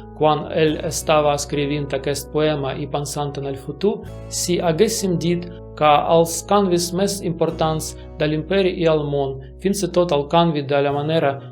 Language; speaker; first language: Catalan; non-native, learner; Russian